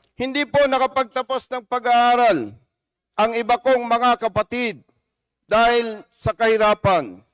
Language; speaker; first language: Filipino; native; Filipino